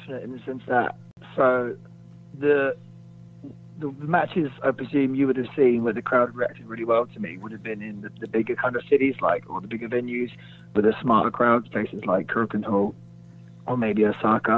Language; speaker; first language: English; native; English